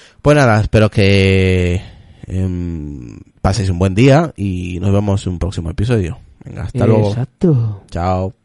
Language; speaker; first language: Spanish; native; Spanish